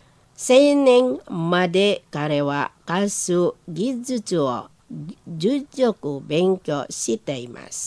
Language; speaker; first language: Japanese; non-native, learner; Indonesian